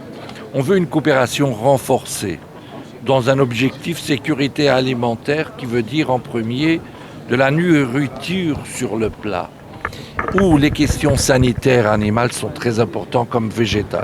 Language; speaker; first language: French; non-native, fluent; Portuguese